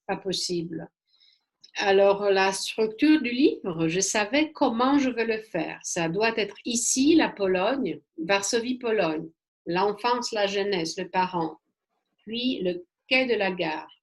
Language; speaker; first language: French; non-native, fluent; Polish